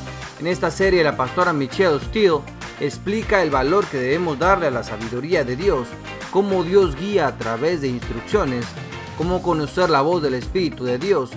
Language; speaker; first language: Spanish; native; Spanish